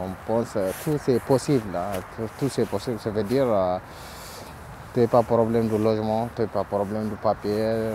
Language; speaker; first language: French; non-native, learner; Oromo